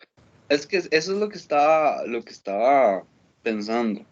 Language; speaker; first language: Spanish; native; Spanish